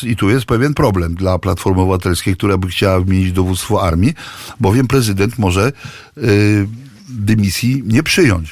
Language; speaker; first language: Polish; native; Polish